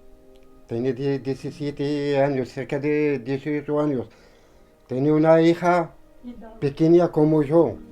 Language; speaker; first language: Spanish; non-native, learner; Arabic